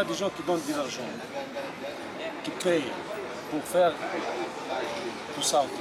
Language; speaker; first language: French; non-native, local second language; Arabic